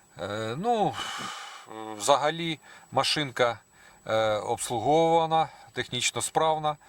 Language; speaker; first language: Ukrainian; non-native, local second language; Russian